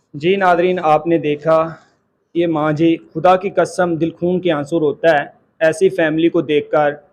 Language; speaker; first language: Urdu; non-native, local second language; Punjabi